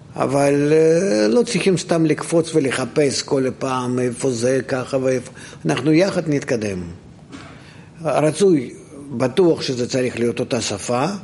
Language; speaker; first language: Hebrew; non-native, fluent; Russian